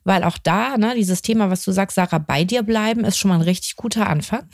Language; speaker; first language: German; native; German